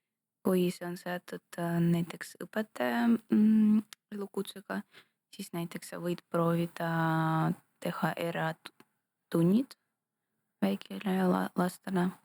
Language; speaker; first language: Estonian; non-native, local second language; Russian